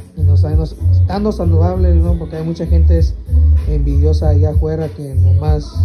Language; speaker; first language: Spanish; early bilingual, heritage; Spanish